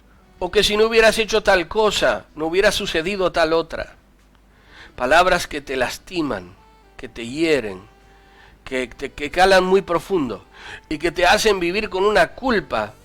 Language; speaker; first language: Spanish; native; Spanish